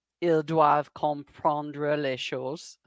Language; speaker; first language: French; non-native, learner; English